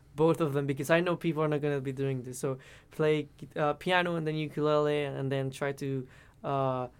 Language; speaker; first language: English; non-native, fluent; Spanish